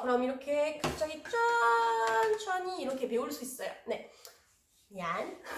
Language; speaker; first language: Korean; non-native, learner; French